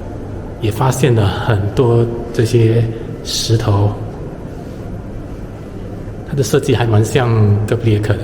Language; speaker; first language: Chinese; native; Chinese